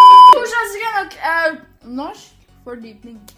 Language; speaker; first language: Norwegian; non-native, fluent; Arabic